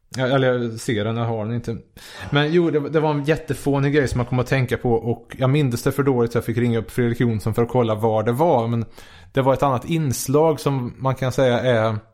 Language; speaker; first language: Swedish; native; Swedish